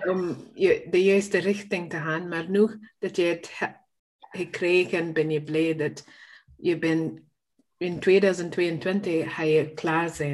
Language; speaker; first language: Dutch; non-native, learner; English